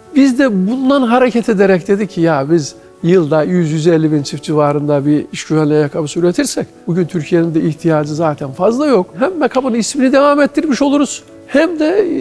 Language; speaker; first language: Turkish; native; Turkish